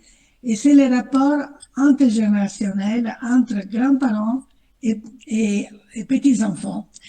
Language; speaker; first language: French; non-native, fluent; Italian